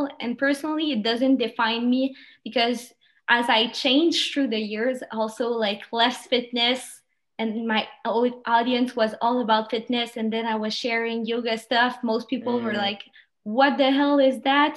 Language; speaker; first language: English; non-native, fluent; French